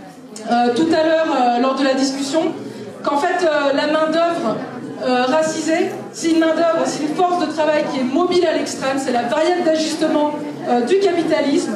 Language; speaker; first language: French; native; French